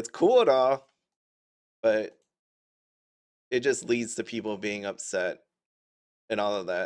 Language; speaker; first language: English; native; English